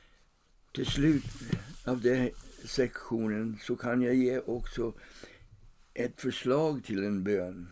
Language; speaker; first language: Swedish; non-native, fluent; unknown